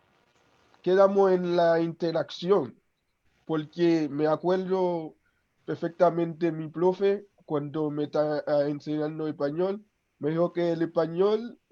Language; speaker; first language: Spanish; non-native, local second language; Haitian Creole